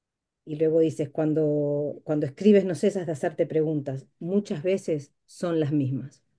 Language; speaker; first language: Spanish; native; Spanish